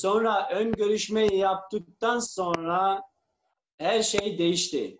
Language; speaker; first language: Turkish; non-native, fluent; Albanian